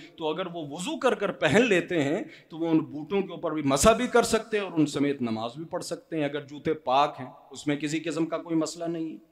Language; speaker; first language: Urdu; non-native, local second language; Punjabi